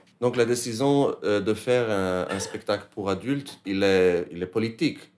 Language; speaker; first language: French; native; French